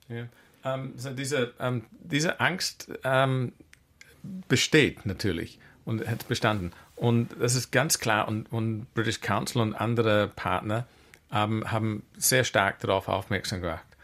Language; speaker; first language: German; non-native, fluent; English